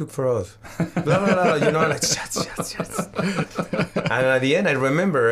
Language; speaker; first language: English; non-native, learner; Spanish